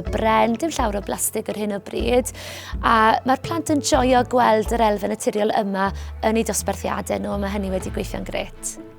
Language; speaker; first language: Welsh; native; Welsh